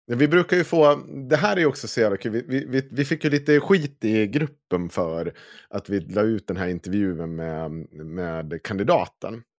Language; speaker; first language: Swedish; native; Swedish